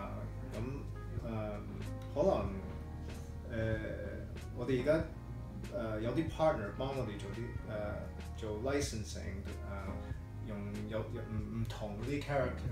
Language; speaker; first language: Cantonese; early bilingual, heritage; English